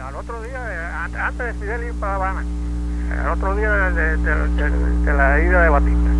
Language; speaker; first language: Spanish; native; Spanish